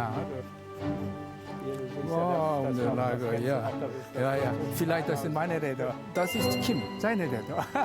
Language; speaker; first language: German; non-native, learner; Korean